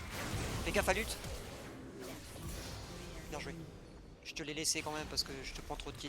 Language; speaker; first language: French; native; French